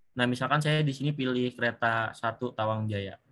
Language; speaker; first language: Indonesian; native; Indonesian